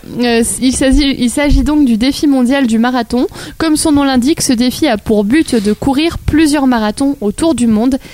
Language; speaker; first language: French; native; French